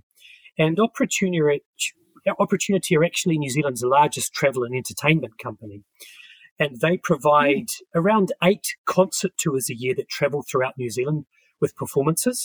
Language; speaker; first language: English; native; English